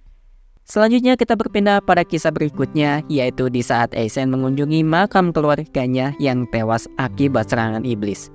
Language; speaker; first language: Indonesian; native; Indonesian